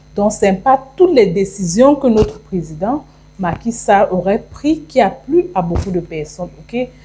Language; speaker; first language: French; non-native, local second language; English